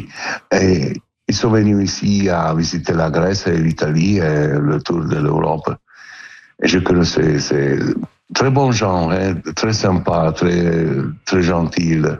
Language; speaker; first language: French; non-native, learner; Italian